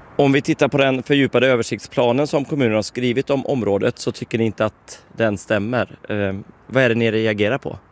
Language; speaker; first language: Swedish; native; Swedish